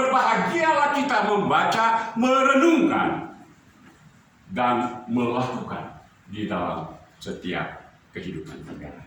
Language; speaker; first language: Indonesian; native; Indonesian